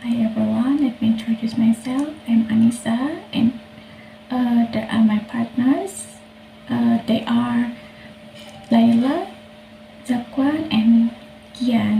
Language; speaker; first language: English; non-native, learner; Indonesian